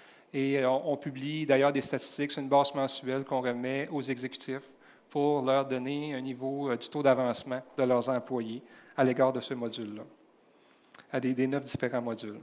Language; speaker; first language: French; native; French